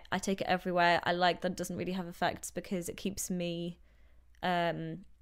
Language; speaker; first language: English; native; English